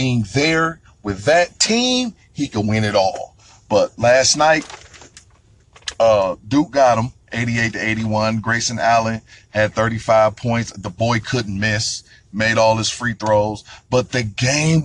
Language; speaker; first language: English; native; English